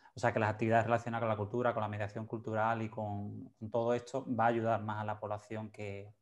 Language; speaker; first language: Spanish; native; Spanish